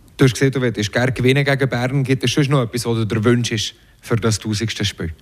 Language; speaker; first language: German; native; German